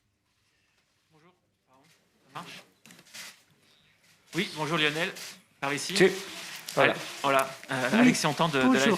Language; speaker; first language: French; native; French